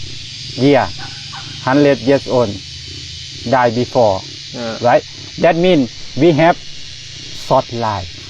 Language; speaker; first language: English; non-native, learner; Thai